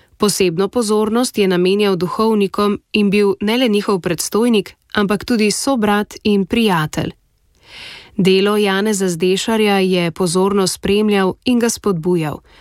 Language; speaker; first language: Slovenian; native; Slovenian